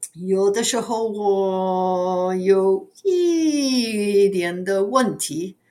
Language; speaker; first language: Chinese; non-native, fluent; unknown